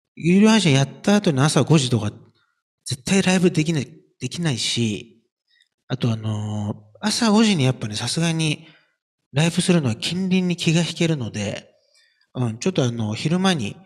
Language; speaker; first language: Japanese; native; Japanese